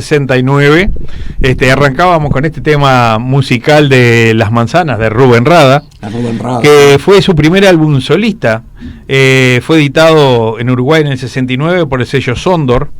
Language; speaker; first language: Spanish; native; Spanish